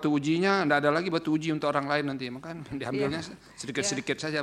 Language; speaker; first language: Indonesian; native; Indonesian